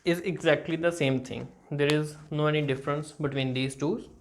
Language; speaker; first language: English; non-native, local second language; Punjabi